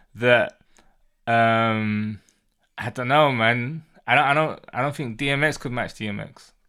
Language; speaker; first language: English; native; English